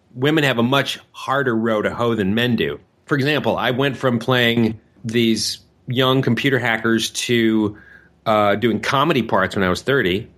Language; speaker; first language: English; native; English